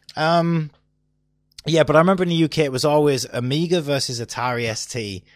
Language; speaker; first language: English; native; English